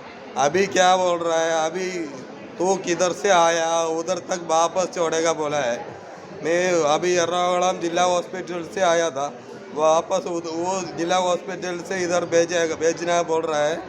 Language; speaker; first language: Hindi; non-native, local second language; Malayalam